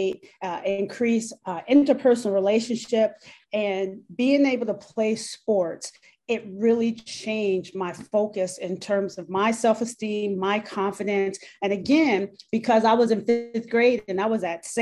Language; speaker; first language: English; native; English